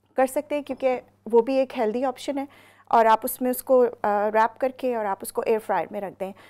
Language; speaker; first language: Urdu; native; Urdu